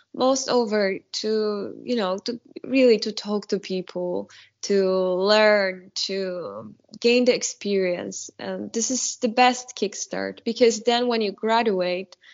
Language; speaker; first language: English; non-native, fluent; Polish